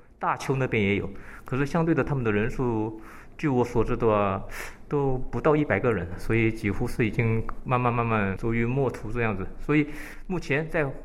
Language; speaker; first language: Chinese; early bilingual, heritage; Chinese